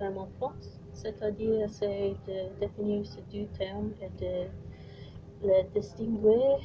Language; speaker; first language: French; non-native, learner; English